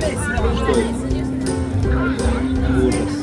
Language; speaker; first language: Russian; native; Russian